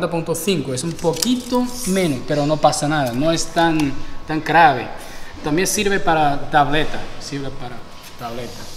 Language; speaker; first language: Spanish; non-native, fluent; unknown